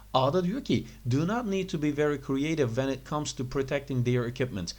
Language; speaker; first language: English; non-native, fluent; Turkish